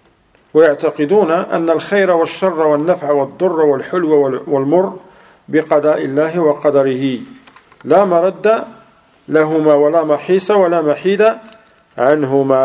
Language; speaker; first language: Arabic; non-native, fluent; English